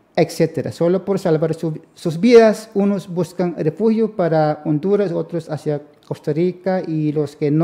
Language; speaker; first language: Spanish; non-native, local second language; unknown